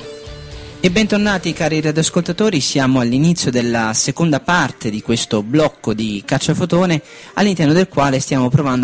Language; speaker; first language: Italian; native; Italian